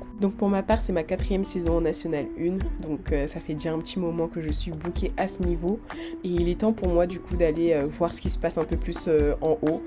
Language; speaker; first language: French; early bilingual, other home language; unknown